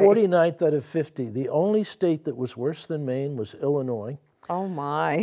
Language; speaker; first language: English; native; English